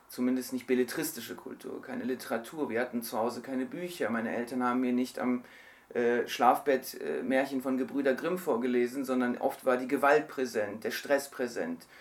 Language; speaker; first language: German; early bilingual, other home language; Turkish